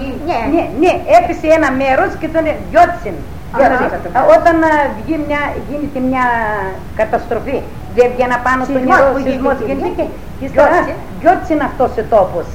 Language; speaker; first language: Greek; native; Greek